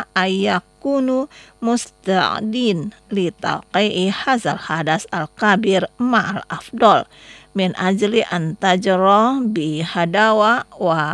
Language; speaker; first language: Arabic; non-native, fluent; Indonesian